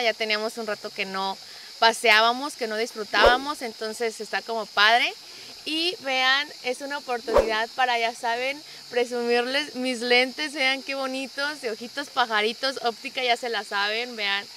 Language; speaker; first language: Spanish; native; Spanish